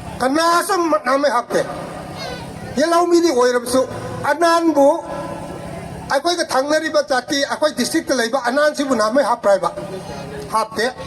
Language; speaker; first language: Manipuri; non-native, local second language; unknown